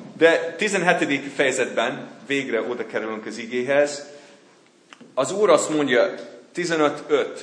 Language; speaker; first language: Hungarian; non-native, fluent; English